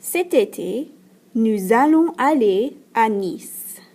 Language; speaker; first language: French; non-native, fluent; English